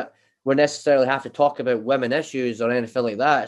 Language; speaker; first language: English; native; English